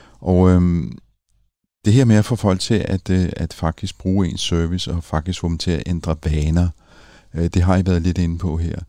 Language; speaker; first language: Danish; native; Danish